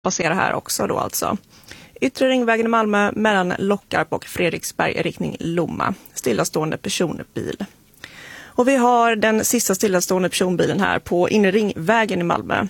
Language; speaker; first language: Swedish; native; Swedish